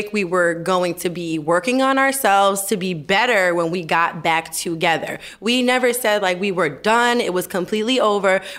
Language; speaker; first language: English; native; English